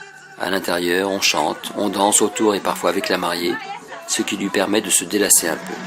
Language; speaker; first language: French; native; French